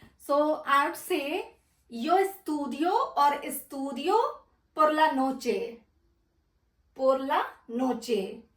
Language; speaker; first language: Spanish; non-native, fluent; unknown